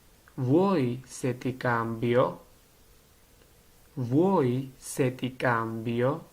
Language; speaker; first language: Italian; non-native, learner; Georgian